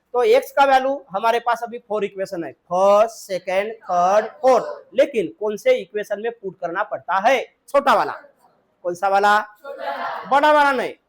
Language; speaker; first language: Hindi; non-native, local second language; Marathi